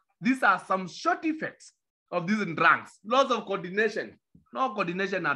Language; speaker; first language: English; non-native, local second language; Kamba